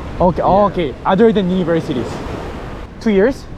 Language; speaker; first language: English; non-native, learner; Korean